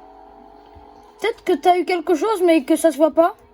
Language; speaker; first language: French; native; French